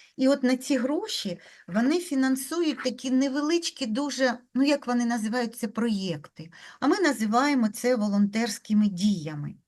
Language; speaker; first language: Ukrainian; non-native, local second language; Russian